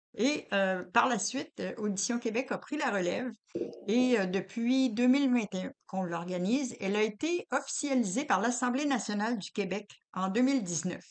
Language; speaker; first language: French; native; French